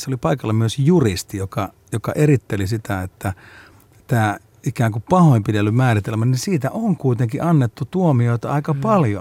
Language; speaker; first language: Finnish; native; Finnish